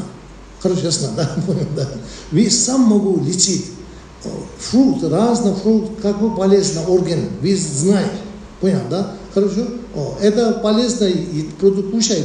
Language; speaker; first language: Russian; non-native, learner; Tibetan